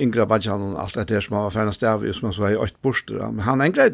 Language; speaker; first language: Danish; non-native, local second language; Faroese